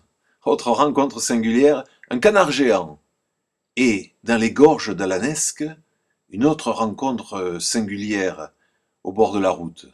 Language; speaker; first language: French; native; French